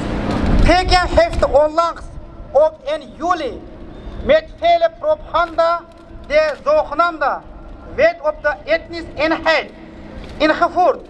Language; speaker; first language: Dutch; non-native, fluent; Uyghur